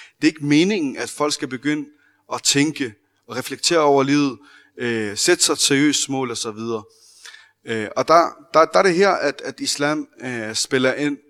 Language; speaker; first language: Danish; early bilingual, other home language; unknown